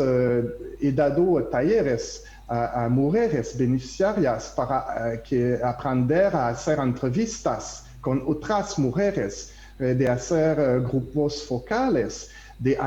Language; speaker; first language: Spanish; non-native, learner; French